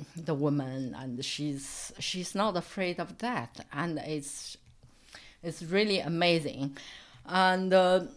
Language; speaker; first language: English; non-native, fluent; Chinese